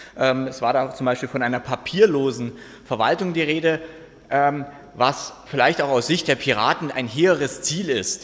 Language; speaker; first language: German; native; German